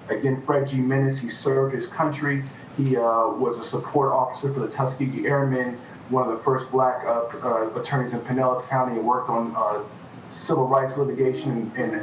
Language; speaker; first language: English; native; English